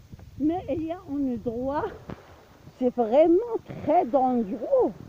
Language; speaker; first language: French; non-native, learner; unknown